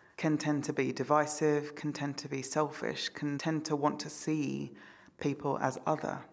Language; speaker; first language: English; native; English